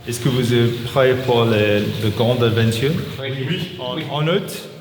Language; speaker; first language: French; non-native, learner; English